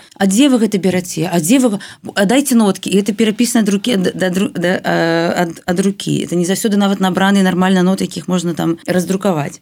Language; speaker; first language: Belarusian; native; Belarusian